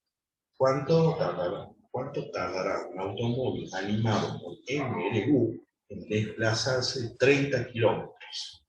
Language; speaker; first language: Spanish; native; Spanish